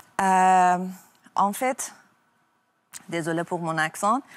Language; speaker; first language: French; non-native, learner; Persian